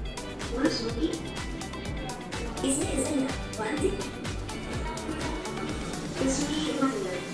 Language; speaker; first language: Arabic; non-native, learner; Indonesian